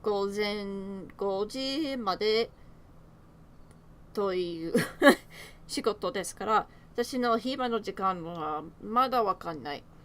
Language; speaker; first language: Japanese; non-native, learner; English